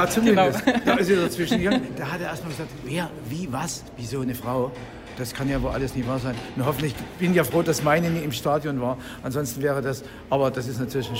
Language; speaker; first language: German; native; German